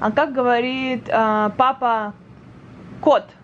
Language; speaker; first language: Russian; native; Russian